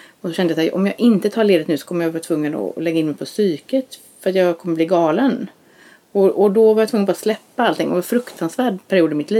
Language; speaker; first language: Swedish; native; Swedish